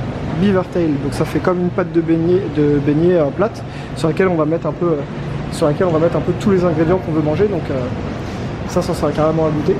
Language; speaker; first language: French; native; French